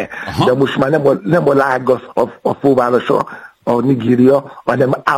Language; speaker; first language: Hungarian; non-native, fluent; Yoruba